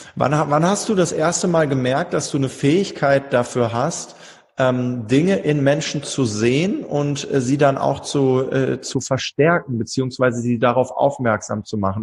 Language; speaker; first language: German; native; German